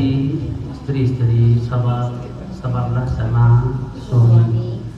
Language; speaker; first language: Indonesian; non-native, learner; Arabic